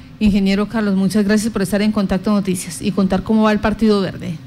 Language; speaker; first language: Spanish; native; Spanish